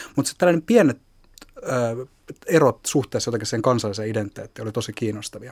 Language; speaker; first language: Finnish; native; Finnish